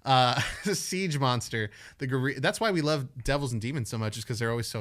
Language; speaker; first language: English; native; English